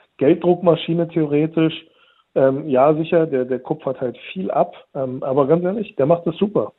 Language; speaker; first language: German; early bilingual, other home language; Turkish